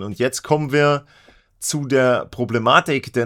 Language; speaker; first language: German; native; German